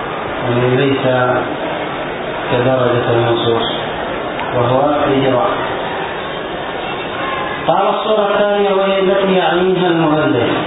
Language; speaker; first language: Arabic; native; Arabic